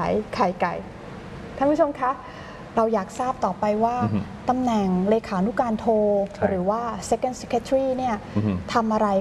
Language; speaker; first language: Thai; native; Thai